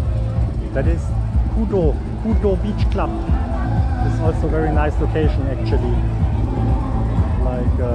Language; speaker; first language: English; non-native, fluent; German